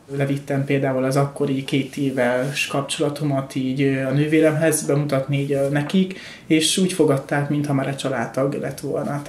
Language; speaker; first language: Hungarian; native; Hungarian